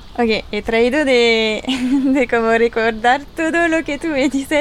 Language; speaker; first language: Spanish; non-native, learner; French